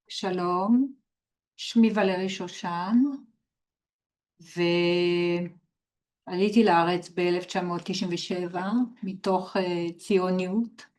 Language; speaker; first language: Hebrew; non-native, fluent; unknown